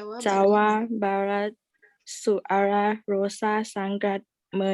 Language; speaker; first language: Indonesian; non-native, learner; Thai